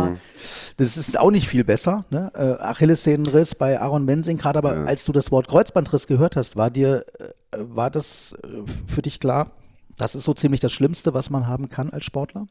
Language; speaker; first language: German; native; German